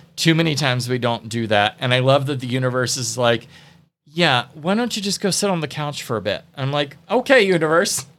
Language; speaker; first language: English; native; English